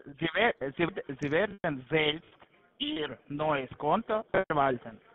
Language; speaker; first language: German; non-native, learner; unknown